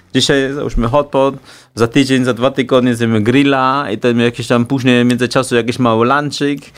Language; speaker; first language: Polish; non-native, fluent; Chinese